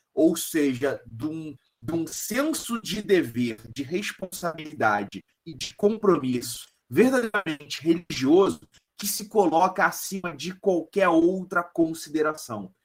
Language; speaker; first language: Portuguese; native; Portuguese